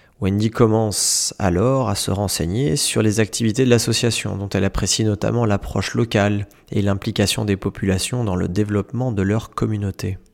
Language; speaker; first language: French; native; French